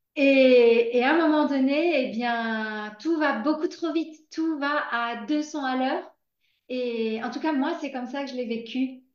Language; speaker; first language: French; native; French